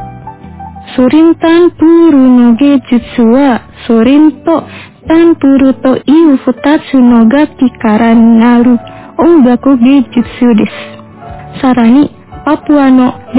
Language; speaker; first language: Japanese; non-native, fluent; Indonesian